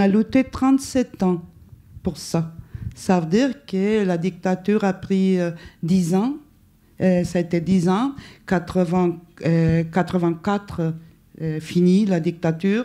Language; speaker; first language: French; non-native, fluent; Spanish